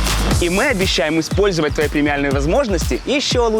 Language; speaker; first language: Russian; native; Russian